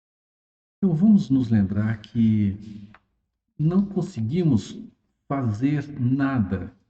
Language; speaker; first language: Portuguese; native; Portuguese